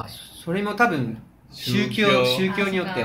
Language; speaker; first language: Japanese; native; Japanese